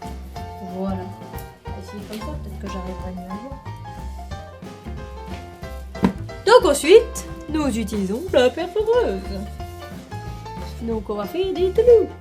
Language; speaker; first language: French; native; French